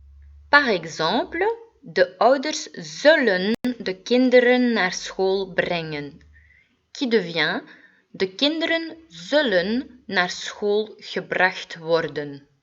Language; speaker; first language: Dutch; non-native, fluent; French